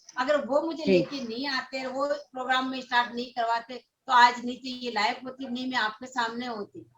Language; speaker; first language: Hindi; non-native, local second language; Rajasthani